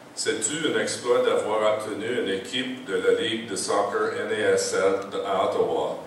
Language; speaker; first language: French; non-native, local second language; English